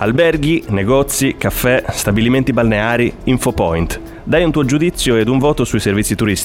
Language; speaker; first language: Italian; native; Italian